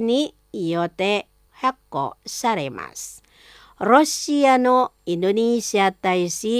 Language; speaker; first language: Japanese; non-native, fluent; Indonesian